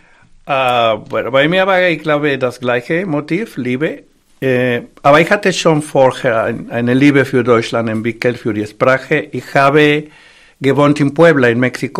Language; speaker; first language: German; non-native, fluent; Spanish